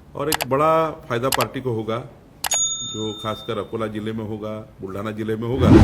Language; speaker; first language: Hindi; non-native, local second language; Marathi